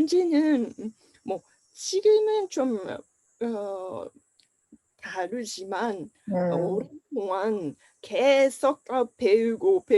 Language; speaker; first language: Korean; non-native, fluent; Japanese